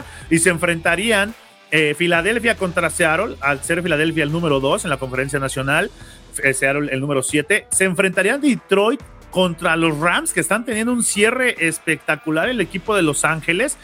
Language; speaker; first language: Spanish; native; Spanish